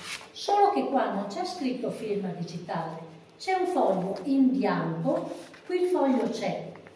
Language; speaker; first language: Italian; native; Italian